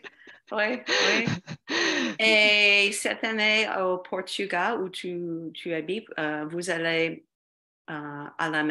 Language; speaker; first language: French; non-native, fluent; English